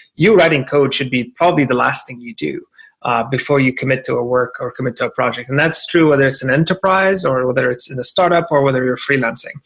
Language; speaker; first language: English; non-native, fluent; Arabic